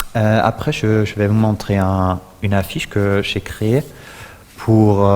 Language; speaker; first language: French; non-native, fluent; German